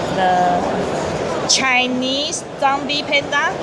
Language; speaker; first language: English; non-native, learner; Chinese